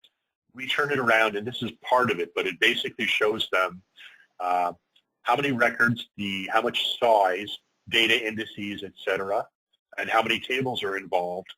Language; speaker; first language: English; native; English